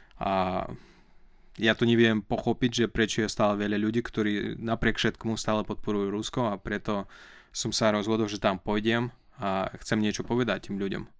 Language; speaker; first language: Slovak; non-native, fluent; Russian